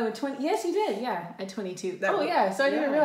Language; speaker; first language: English; native; English